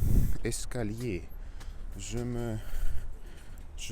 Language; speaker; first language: French; non-native, learner; Russian